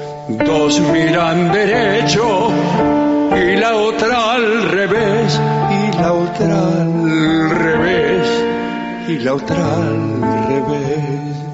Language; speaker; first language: Spanish; native; Spanish